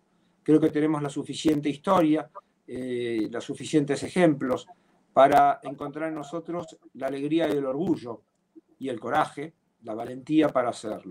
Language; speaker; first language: Spanish; native; Spanish